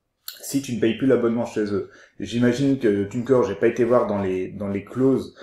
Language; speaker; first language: French; native; French